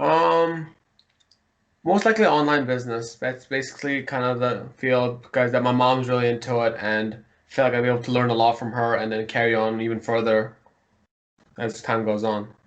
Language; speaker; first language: English; early bilingual, heritage; Mongolian